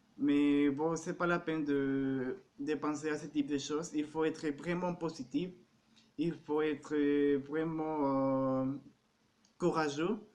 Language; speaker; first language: French; non-native, fluent; Spanish